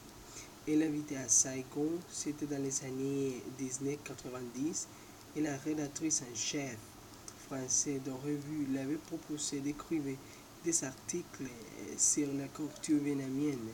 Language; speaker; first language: French; non-native, learner; Spanish